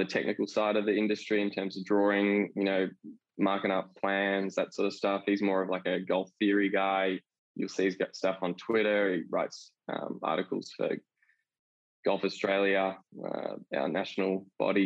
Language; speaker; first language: English; native; English